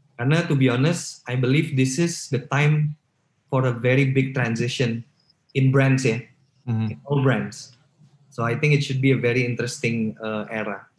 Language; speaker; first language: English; non-native, local second language; Indonesian